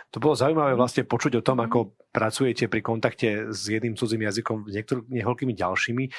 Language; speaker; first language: Slovak; native; Slovak